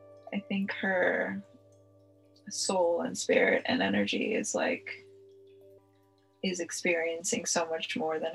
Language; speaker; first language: English; native; English